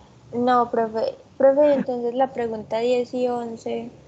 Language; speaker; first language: Spanish; native; Spanish